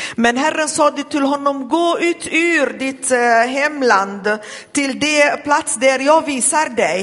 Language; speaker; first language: Swedish; non-native, fluent; Arabic